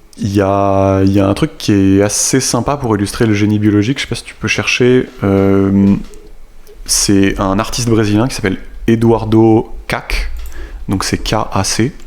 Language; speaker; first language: French; native; French